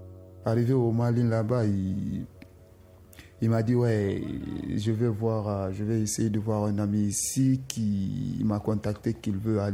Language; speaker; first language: French; non-native, local second language; Susu